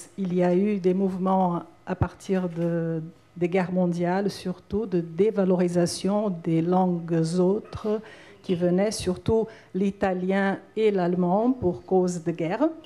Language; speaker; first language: French; non-native, fluent; Portuguese